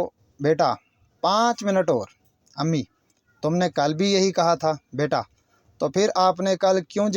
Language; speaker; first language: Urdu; non-native, local second language; Punjabi